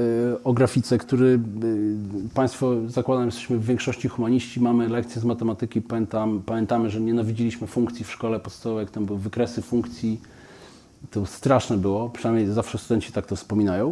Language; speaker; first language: Polish; native; Polish